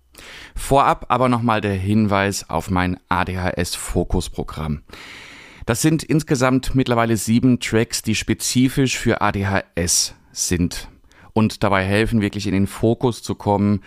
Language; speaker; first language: German; native; German